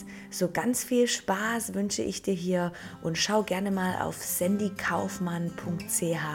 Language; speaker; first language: German; native; German